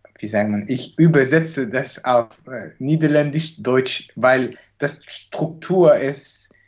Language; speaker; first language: German; non-native, learner; Chinese